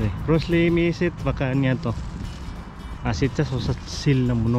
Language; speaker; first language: Russian; non-native, learner; Filipino